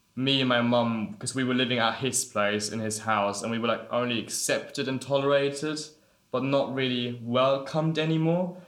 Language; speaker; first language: English; non-native, fluent; German